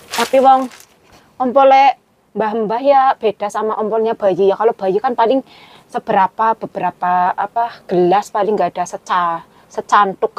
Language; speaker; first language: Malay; non-native, local second language; Javanese